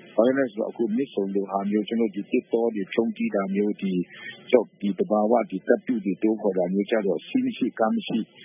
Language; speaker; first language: Burmese; non-native, local second language; Kachin